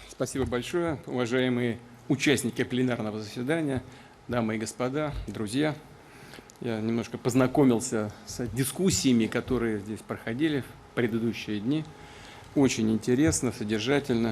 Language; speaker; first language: Russian; native; Russian